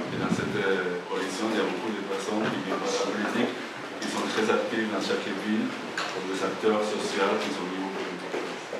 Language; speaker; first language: French; non-native, fluent; Spanish